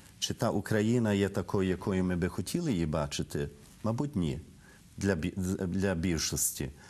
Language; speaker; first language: Ukrainian; early bilingual, heritage; Ukrainian